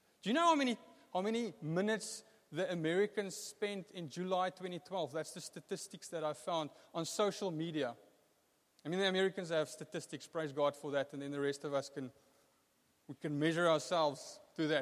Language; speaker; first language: English; non-native, local second language; Afrikaans